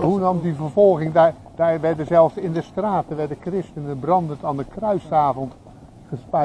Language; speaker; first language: Dutch; native; Dutch